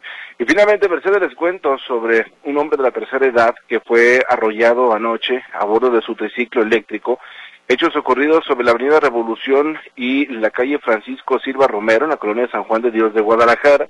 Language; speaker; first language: Spanish; native; Spanish